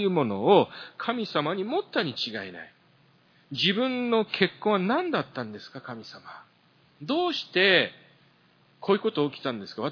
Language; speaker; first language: Japanese; early bilingual, heritage; Japanese